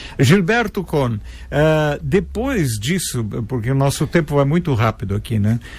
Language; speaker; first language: Portuguese; native; Portuguese